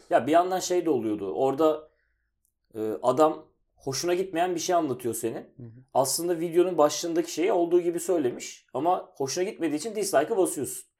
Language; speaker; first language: Turkish; native; Turkish